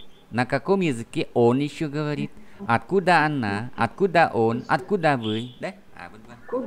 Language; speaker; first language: Russian; non-native, fluent; Vietnamese